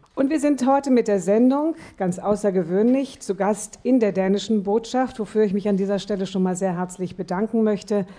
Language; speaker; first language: German; native; German